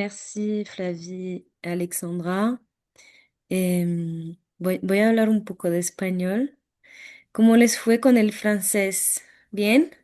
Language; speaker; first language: Spanish; non-native, fluent; French